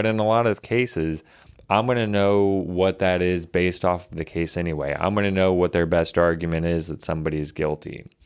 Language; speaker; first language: English; native; English